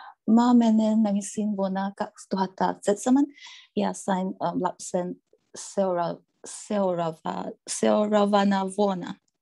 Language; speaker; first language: Finnish; non-native, learner; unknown